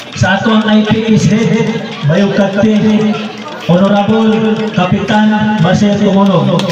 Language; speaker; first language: Cebuano; non-native, local second language; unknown